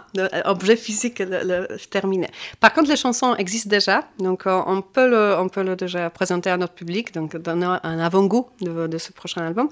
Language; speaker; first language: French; non-native, fluent; Polish